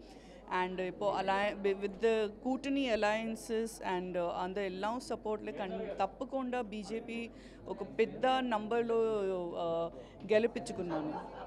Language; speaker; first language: Telugu; non-native, learner; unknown